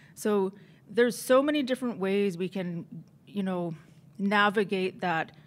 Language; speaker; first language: English; native; English